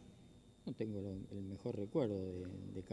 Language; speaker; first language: Italian; non-native, learner; Spanish